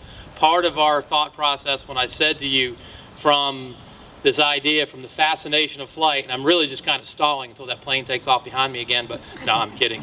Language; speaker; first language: English; native; English